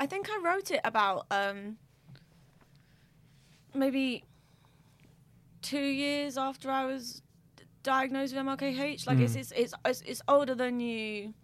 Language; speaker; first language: English; native; English